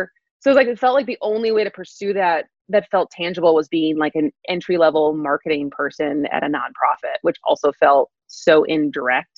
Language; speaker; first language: English; native; English